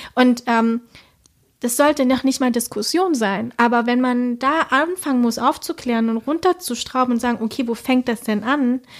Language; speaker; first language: German; early bilingual, other home language; Spanish